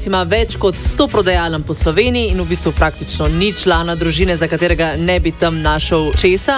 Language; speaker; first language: Slovenian; native; Slovenian